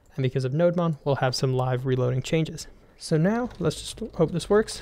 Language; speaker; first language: English; native; English